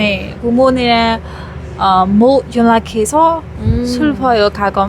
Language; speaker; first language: Korean; non-native, learner; Burmese